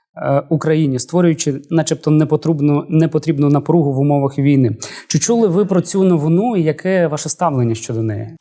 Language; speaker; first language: Ukrainian; native; Ukrainian